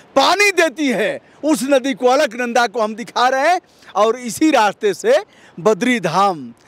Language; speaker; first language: Hindi; native; Hindi